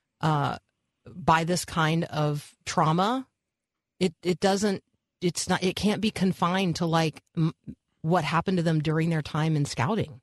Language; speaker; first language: English; native; English